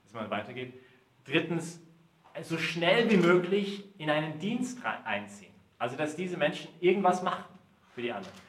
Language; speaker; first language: German; early bilingual, heritage; German